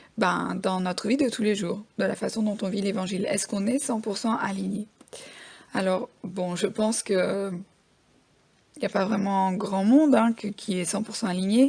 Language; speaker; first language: French; native; French